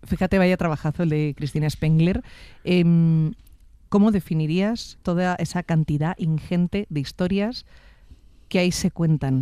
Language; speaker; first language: Spanish; native; Spanish